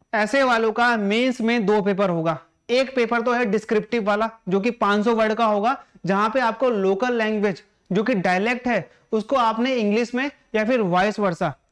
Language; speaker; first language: Hindi; native; Hindi